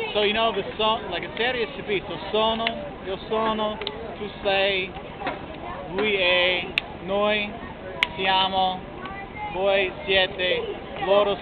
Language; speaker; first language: Italian; non-native, learner; English